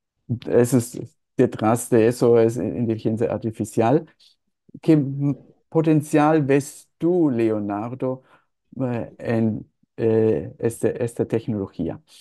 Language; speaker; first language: Spanish; non-native, fluent; German